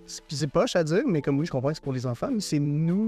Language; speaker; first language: French; native; French